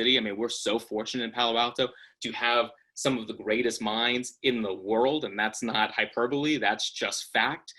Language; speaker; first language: English; native; English